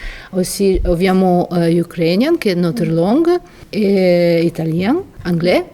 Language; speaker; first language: French; non-native, fluent; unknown